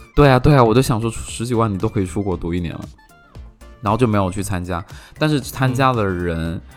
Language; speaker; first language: Chinese; non-native, local second language; Cantonese